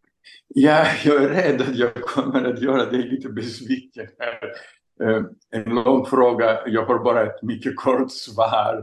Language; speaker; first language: Swedish; non-native, fluent; Greek